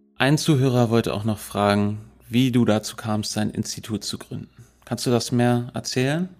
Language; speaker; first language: German; native; German